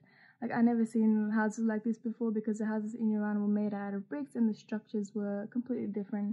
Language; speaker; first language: English; early bilingual, other home language; Persian